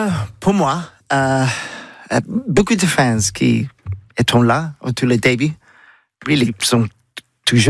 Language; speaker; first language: French; non-native, learner; English